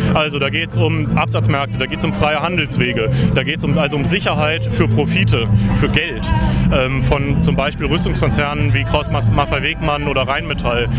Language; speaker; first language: German; native; German